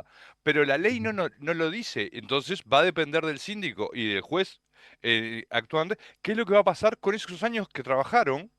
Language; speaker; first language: Spanish; native; Spanish